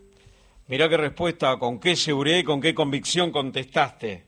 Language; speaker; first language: Spanish; native; Spanish